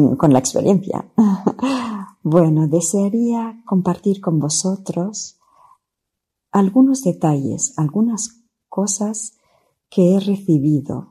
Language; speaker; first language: Spanish; non-native, fluent; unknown